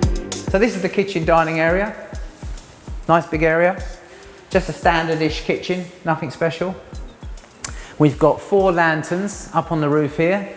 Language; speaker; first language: English; native; English